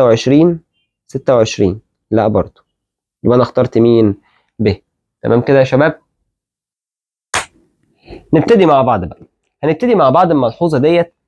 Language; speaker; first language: Arabic; native; Arabic